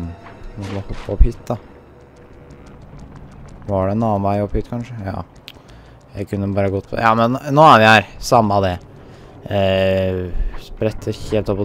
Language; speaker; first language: Norwegian; native; Norwegian